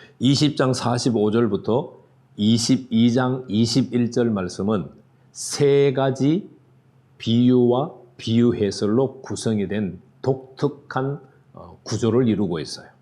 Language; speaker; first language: Korean; native; Korean